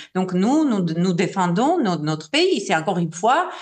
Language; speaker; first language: French; non-native, fluent; Georgian